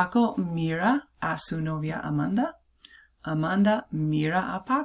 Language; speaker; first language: Spanish; non-native, fluent; English